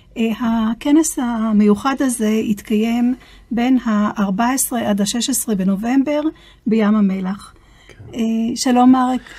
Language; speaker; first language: Hebrew; native; Hebrew